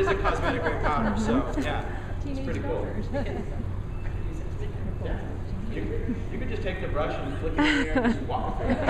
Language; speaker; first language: English; native; English